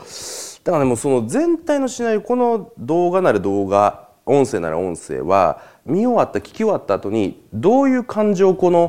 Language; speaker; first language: Japanese; native; Japanese